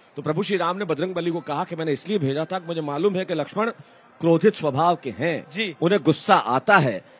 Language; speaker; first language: Hindi; native; Hindi